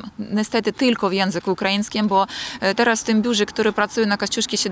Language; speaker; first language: Polish; non-native, fluent; Ukrainian